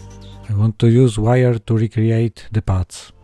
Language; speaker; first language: English; non-native, fluent; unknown